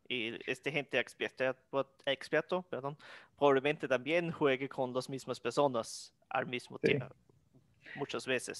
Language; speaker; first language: Spanish; non-native, fluent; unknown